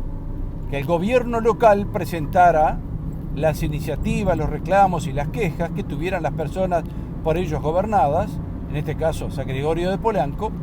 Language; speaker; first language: Spanish; native; Spanish